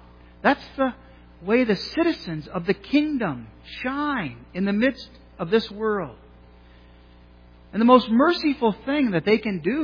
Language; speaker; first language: English; native; English